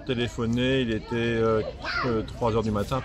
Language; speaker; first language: French; native; French